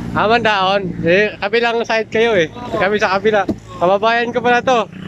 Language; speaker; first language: Filipino; non-native, local second language; Masbatenyo